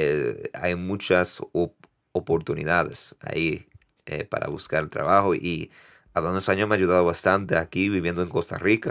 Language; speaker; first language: Spanish; early bilingual, heritage; Spanish